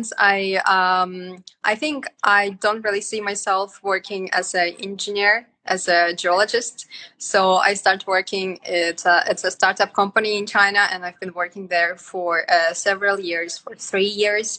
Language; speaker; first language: English; non-native, fluent; Yakut